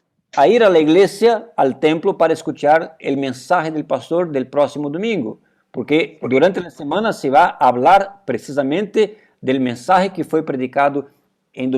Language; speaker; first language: Spanish; non-native, fluent; Portuguese